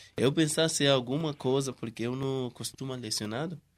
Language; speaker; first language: Portuguese; non-native, learner; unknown